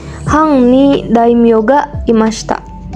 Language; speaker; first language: Japanese; non-native, learner; Indonesian